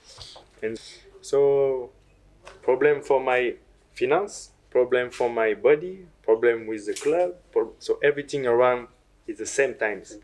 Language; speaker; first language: English; non-native, learner; French